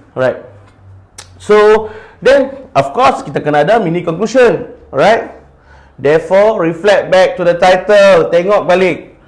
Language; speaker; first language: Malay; native; Malay